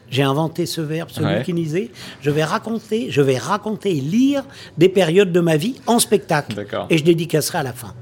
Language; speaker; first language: French; native; French